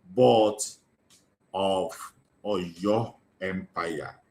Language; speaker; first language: English; non-native, local second language; Yoruba